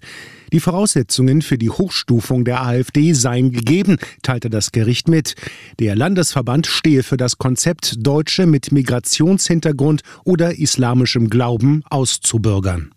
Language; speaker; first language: German; native; German